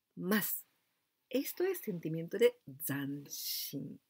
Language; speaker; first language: Spanish; non-native, fluent; Japanese